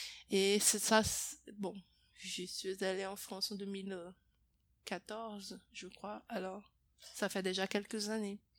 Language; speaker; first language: French; non-native, fluent; Portuguese